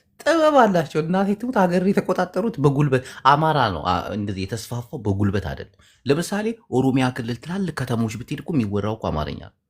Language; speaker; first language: Amharic; non-native, local second language; Tigrinya